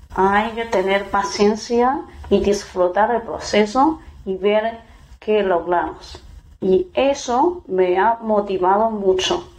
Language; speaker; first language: Spanish; non-native, fluent; Chinese